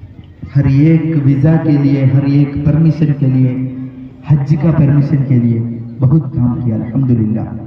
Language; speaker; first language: Hindi; non-native, local second language; Malayalam